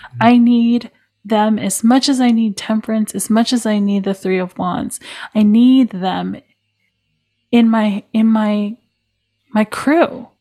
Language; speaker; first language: English; native; English